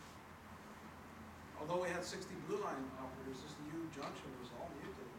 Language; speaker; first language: English; native; English